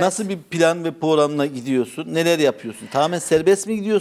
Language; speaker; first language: Turkish; native; Turkish